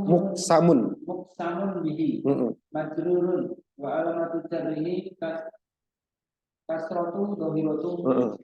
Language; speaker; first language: Arabic; non-native, learner; Indonesian